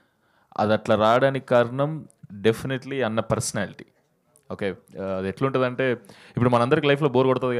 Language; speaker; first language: Telugu; native; Telugu